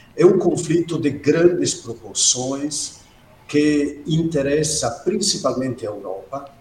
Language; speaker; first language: Portuguese; non-native, fluent; Italian